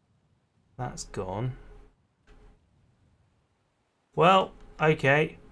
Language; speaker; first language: English; native; English